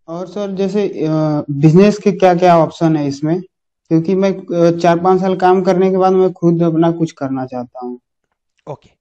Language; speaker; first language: Hindi; native; Hindi